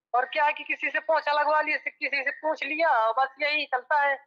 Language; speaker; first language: Hindi; native; Hindi